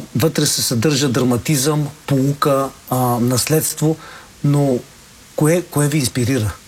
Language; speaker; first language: Bulgarian; native; Bulgarian